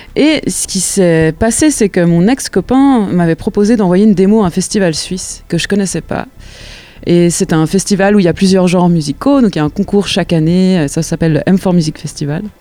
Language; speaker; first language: French; native; French